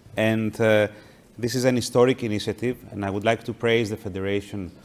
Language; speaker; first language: English; non-native, fluent; Greek